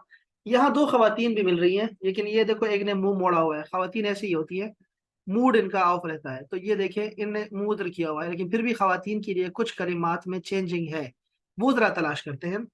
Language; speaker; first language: Urdu; native; Urdu